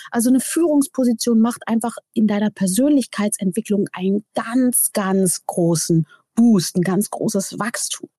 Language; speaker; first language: German; native; German